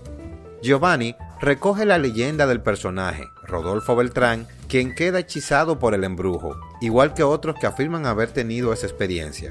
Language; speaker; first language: Spanish; native; Spanish